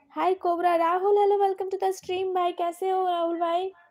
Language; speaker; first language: Hindi; non-native, local second language; Bangla